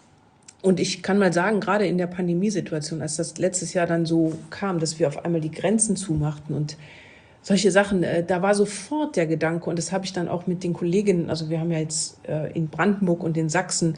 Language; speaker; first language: German; native; German